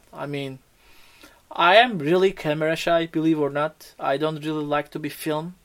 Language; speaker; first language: English; non-native, fluent; Turkish